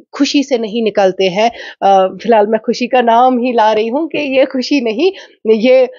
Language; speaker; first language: Hindi; non-native, local second language; Kashmiri